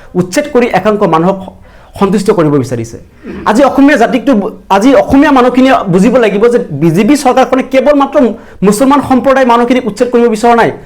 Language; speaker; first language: Assamese; non-native, local second language; Bangla